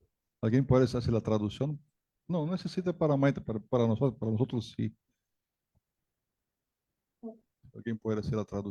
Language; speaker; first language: Spanish; non-native, fluent; Portuguese